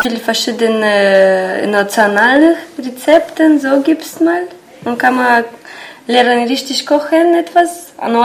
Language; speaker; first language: German; non-native, learner; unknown